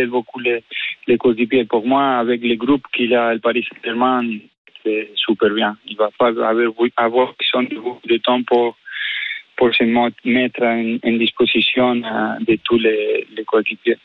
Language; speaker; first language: French; non-native, fluent; Spanish